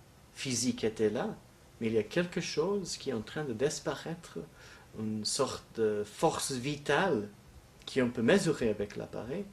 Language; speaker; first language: French; non-native, fluent; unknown